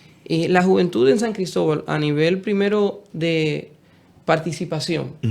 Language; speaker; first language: Spanish; native; Spanish